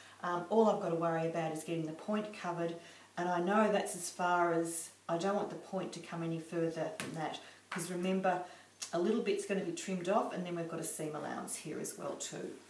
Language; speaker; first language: English; native; English